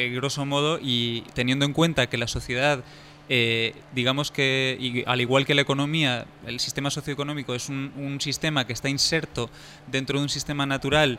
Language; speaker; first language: Spanish; native; Spanish